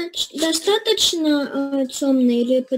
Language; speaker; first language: Russian; early bilingual, heritage; Russian